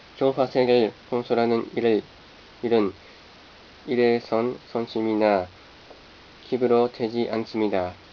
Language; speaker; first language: Korean; non-native, fluent; Japanese